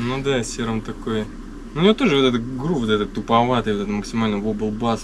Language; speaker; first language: Russian; native; Russian